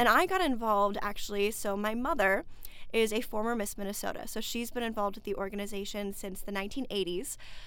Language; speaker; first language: English; native; English